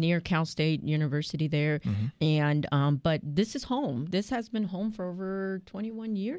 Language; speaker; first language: English; early bilingual, other home language; Spanish